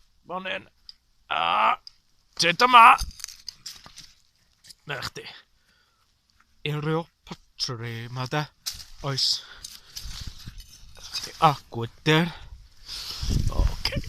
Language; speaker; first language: Welsh; non-native, learner; English